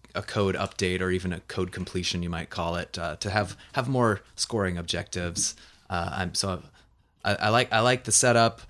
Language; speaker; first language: English; native; English